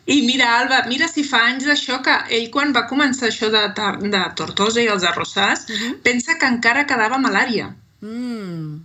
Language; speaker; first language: Catalan; native; Catalan